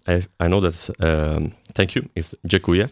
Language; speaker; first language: English; non-native, fluent; Italian